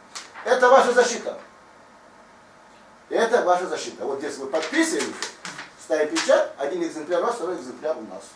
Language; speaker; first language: Russian; non-native, fluent; Tajik